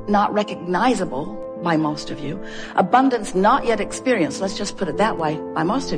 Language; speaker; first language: English; native; English